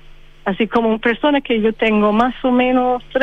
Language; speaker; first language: Spanish; non-native, fluent; English